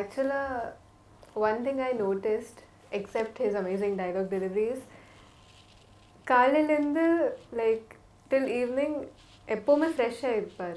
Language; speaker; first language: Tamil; non-native, learner; Tulu